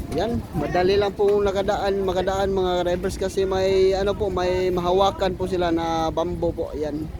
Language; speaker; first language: Filipino; non-native, local second language; Cebuano